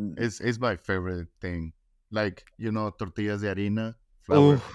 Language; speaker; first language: English; non-native, learner; Spanish